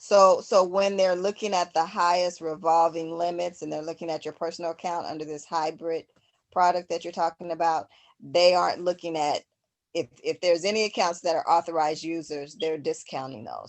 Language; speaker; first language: English; native; English